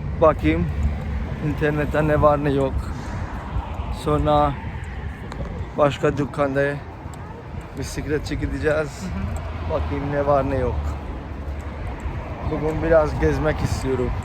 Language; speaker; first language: Turkish; non-native, learner; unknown